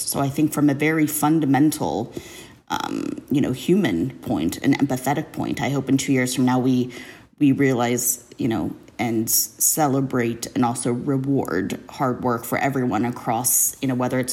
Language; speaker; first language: English; native; English